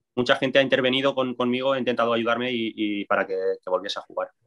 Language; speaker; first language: Spanish; native; Spanish